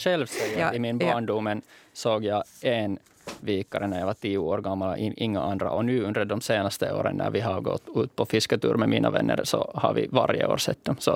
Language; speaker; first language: Swedish; native; Swedish